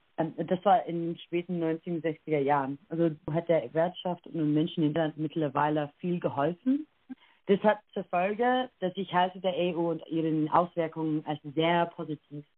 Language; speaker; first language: German; early bilingual, heritage; English